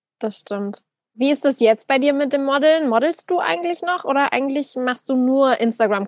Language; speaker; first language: German; native; German